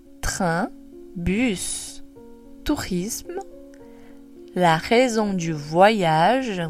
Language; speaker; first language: French; non-native, fluent; Portuguese